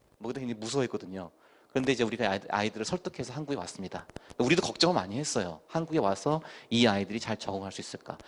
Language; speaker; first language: Korean; native; Korean